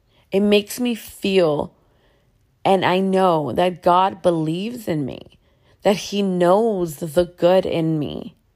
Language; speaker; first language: English; early bilingual, other home language; Spanish